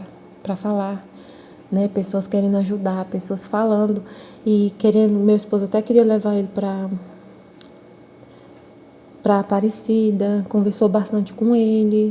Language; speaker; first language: Portuguese; native; Portuguese